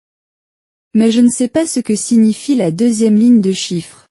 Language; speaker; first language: French; non-native, learner; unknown